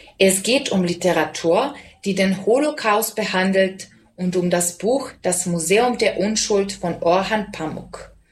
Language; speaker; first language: German; non-native, fluent; Serbian